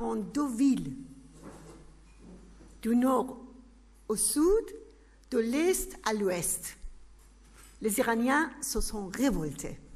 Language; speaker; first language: French; non-native, fluent; Persian